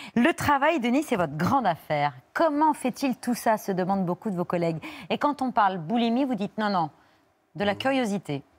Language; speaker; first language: French; native; French